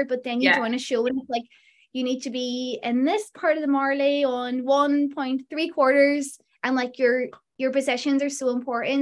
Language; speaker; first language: English; native; English